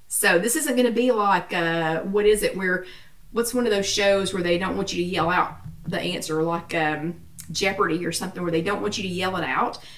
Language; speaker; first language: English; native; English